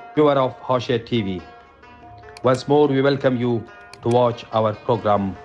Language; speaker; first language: English; non-native, learner; Persian